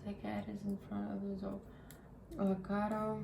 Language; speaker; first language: English; non-native, learner; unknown